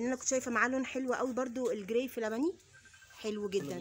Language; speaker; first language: Arabic; native; Arabic